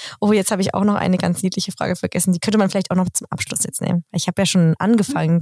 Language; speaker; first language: German; native; German